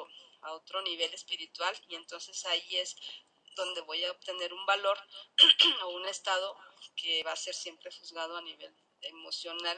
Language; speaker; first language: Spanish; native; Spanish